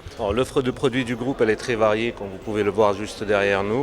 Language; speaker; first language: French; non-native, local second language; Arabic